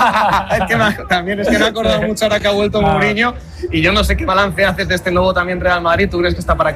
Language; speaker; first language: Spanish; native; Spanish